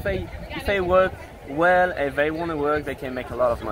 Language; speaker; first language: English; non-native, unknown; French